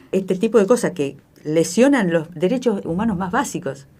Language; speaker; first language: Spanish; native; Spanish